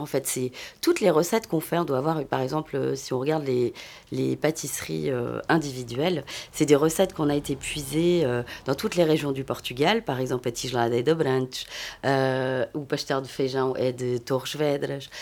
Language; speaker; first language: French; native; French